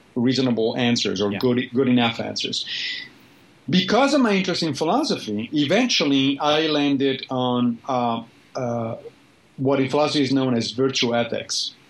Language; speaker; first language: English; non-native, fluent; Italian